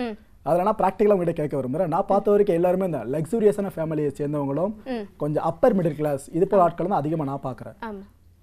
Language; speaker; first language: Tamil; native; Tamil